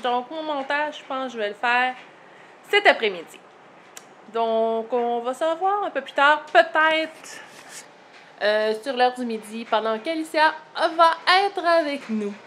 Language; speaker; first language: French; native; French